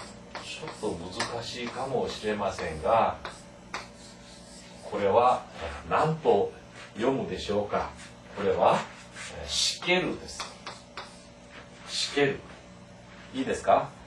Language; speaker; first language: Japanese; non-native, fluent; Korean